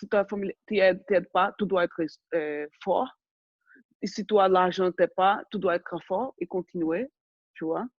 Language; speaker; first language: French; non-native, fluent; Portuguese